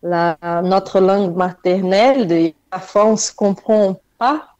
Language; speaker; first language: French; non-native, fluent; Portuguese